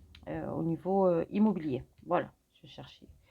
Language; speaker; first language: French; native; French